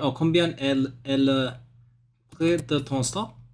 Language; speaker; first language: French; non-native, learner; English